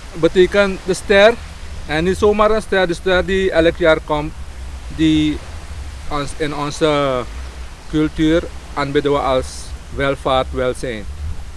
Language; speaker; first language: Dutch; non-native, local second language; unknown